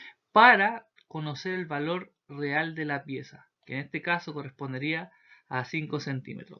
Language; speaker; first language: Spanish; native; Spanish